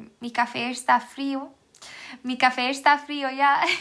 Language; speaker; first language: Spanish; non-native, fluent; Swedish